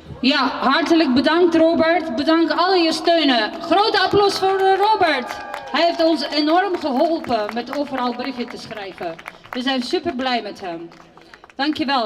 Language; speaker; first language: Dutch; non-native, fluent; Azerbaijani